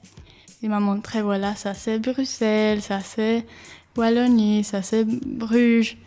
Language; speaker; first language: French; non-native, learner; Spanish